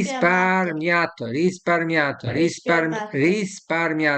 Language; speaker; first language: Italian; non-native, fluent; Serbian